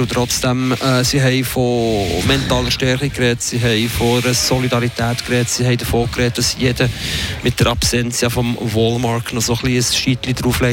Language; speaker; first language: German; native; German